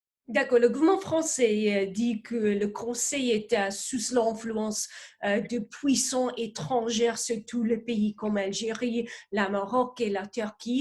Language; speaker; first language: French; non-native, fluent; English